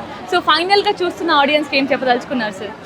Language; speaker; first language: Telugu; native; Telugu